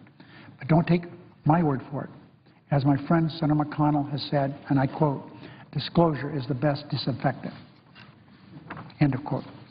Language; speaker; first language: English; native; English